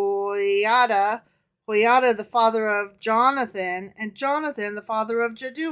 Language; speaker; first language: English; native; English